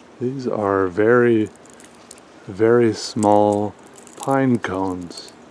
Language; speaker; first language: English; native; English